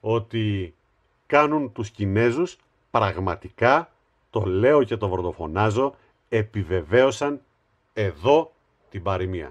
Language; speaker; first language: Greek; native; Greek